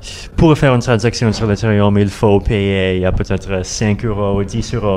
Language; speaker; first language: French; non-native, learner; Russian